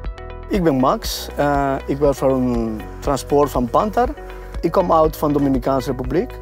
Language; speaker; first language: Dutch; non-native, learner; Spanish